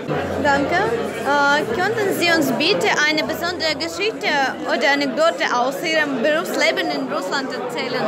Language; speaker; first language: German; non-native, fluent; Russian